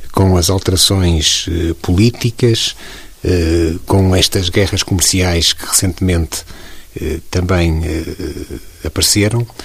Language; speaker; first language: Portuguese; native; Portuguese